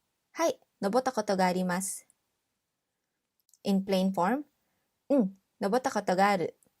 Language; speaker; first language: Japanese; non-native, fluent; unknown